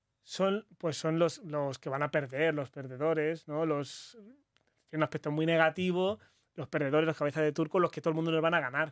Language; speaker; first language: Spanish; native; Spanish